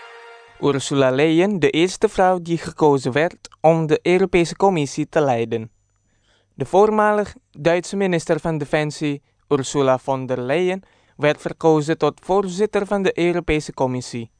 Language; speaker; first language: Dutch; non-native, fluent; Indonesian